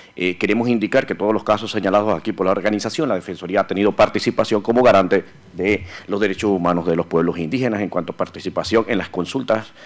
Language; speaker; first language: Spanish; non-native, local second language; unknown